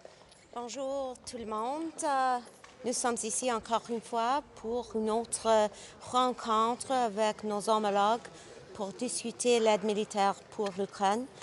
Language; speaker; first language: French; non-native, local second language; English